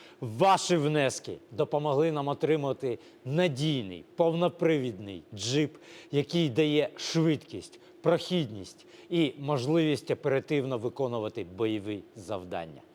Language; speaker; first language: Ukrainian; native; Ukrainian